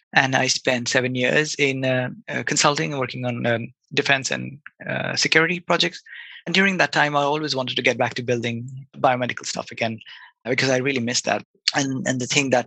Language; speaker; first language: English; non-native, local second language; Bangla